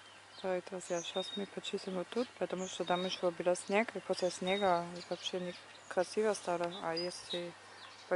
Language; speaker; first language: Russian; non-native, learner; German